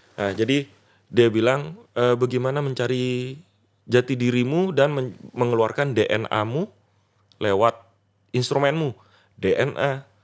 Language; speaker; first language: Indonesian; non-native, local second language; Sasak